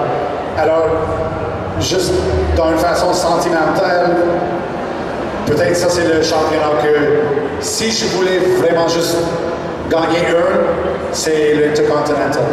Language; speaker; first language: French; non-native, local second language; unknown